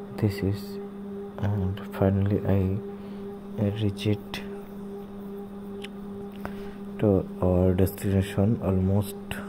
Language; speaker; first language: English; non-native, learner; Bangla